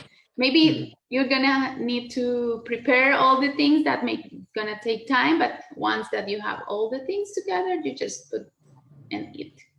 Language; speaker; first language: English; non-native, learner; Spanish